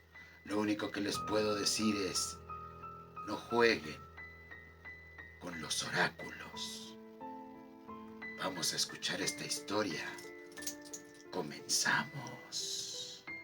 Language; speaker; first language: Spanish; native; Spanish